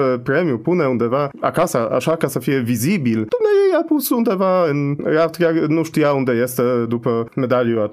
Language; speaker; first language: Romanian; non-native, fluent; Polish